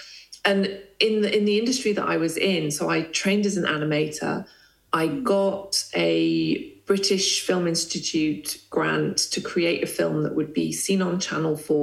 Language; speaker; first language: English; native; English